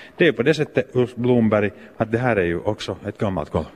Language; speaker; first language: Swedish; native; Swedish